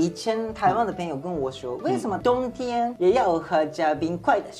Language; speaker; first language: Chinese; non-native, fluent; Japanese